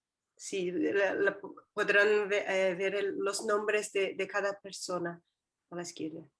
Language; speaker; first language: Spanish; non-native, fluent; Portuguese